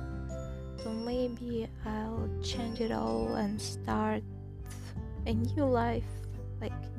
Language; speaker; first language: English; non-native, fluent; Russian